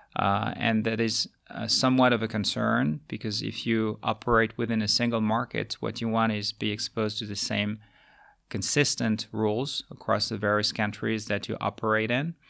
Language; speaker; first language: English; non-native, fluent; French